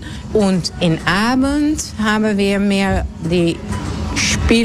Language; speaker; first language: German; non-native, learner; Dutch